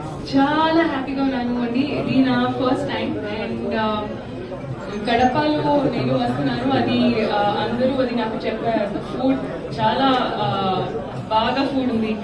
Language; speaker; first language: Telugu; non-native, learner; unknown